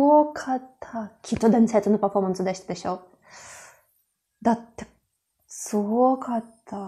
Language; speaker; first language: Japanese; non-native, fluent; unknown